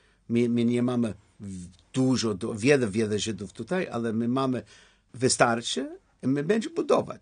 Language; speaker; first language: Polish; non-native, learner; English